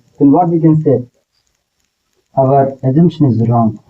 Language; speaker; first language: English; non-native, local second language; Telugu